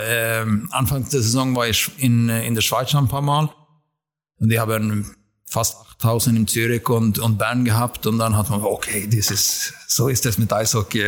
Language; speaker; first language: German; non-native, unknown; Swedish